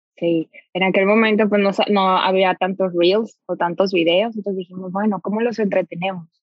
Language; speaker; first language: Spanish; native; Spanish